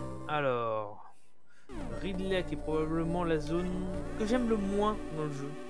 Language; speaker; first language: French; native; French